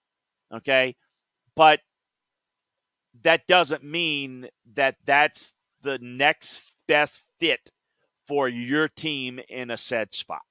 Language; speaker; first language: English; native; English